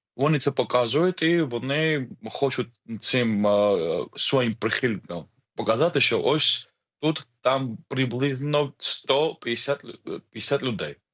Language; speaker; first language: Ukrainian; non-native, fluent; Georgian